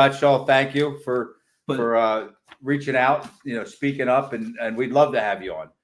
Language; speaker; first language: English; native; English